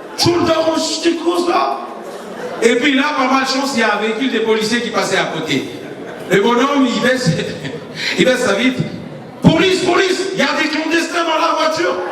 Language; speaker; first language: French; non-native, local second language; Lingala